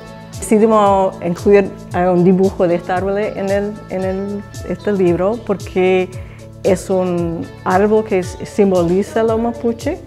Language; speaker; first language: Spanish; non-native, learner; English